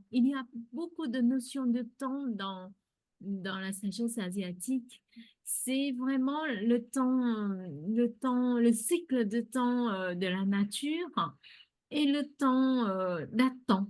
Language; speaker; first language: French; non-native, fluent; Vietnamese